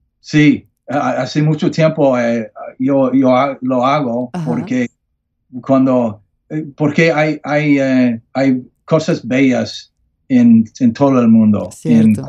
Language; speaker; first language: Spanish; non-native, learner; English